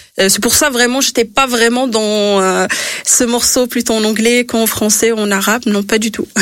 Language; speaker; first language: French; non-native, local second language; Arabic